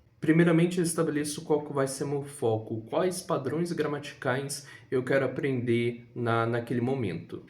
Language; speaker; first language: Portuguese; native; Portuguese